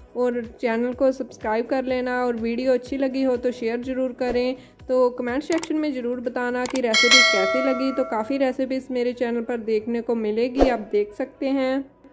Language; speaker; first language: Hindi; non-native, local second language; Punjabi